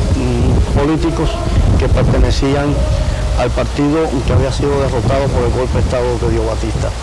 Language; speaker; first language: Spanish; native; Spanish